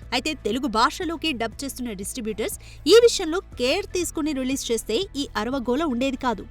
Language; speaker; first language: Telugu; native; Telugu